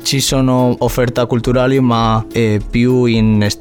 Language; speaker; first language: Italian; non-native, learner; Spanish